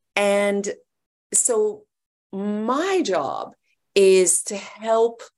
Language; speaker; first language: English; early bilingual, other home language; Persian